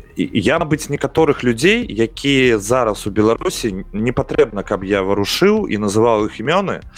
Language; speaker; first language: Belarusian; non-native, local second language; Russian